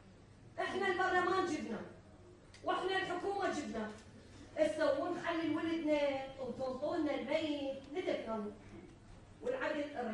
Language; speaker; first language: Arabic; native; Arabic